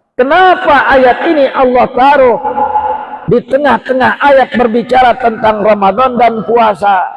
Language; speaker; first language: Malay; non-native, local second language; Sasak